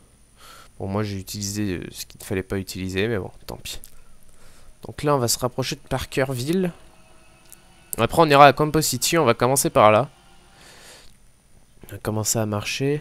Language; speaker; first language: French; native; French